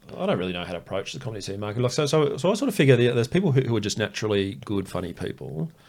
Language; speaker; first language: English; native; English